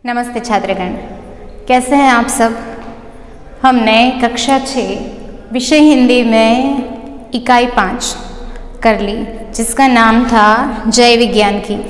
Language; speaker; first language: Hindi; non-native, local second language; Gujarati